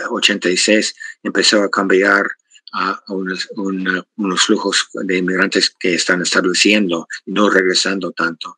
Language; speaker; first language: Spanish; non-native, fluent; English